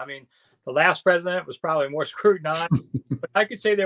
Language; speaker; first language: English; native; English